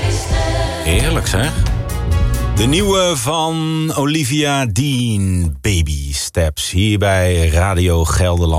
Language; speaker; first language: Dutch; native; Dutch